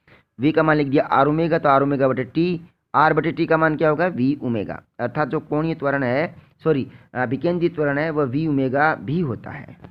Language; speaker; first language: Hindi; native; Hindi